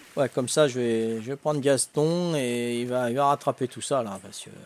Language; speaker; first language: French; native; French